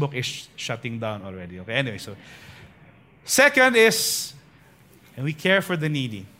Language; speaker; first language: English; non-native, local second language; Filipino